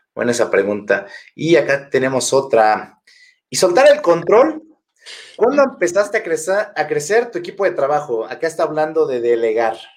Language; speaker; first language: Spanish; native; Spanish